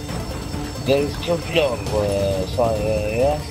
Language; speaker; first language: English; non-native, learner; Arabic